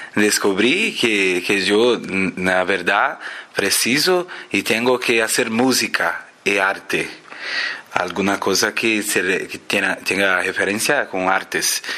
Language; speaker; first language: Spanish; non-native, learner; Portuguese